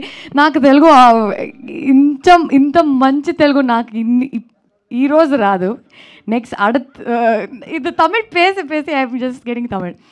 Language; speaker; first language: Telugu; non-native, learner; Kannada